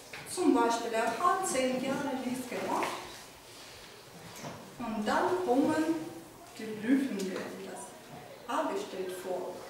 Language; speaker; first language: German; non-native, fluent; Ukrainian